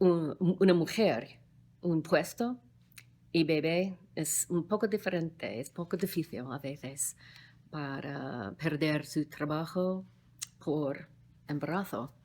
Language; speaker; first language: Spanish; non-native, fluent; English